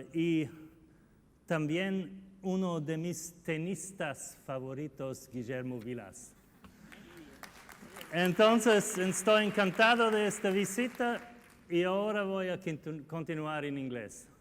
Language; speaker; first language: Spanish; non-native, learner; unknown